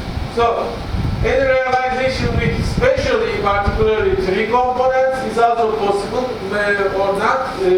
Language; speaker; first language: English; non-native, fluent; Turkish